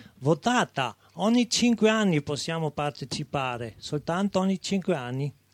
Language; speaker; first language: Italian; non-native, local second language; German